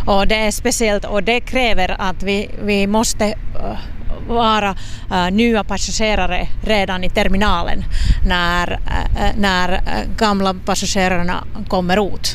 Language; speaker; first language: Swedish; non-native, local second language; Finnish